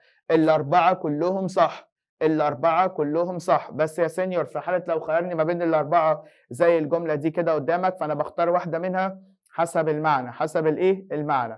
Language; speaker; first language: Arabic; native; Arabic